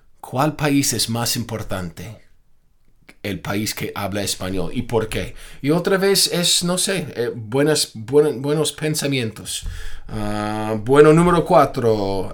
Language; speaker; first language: Spanish; non-native, fluent; English